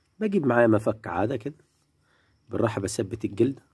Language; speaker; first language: Arabic; native; Arabic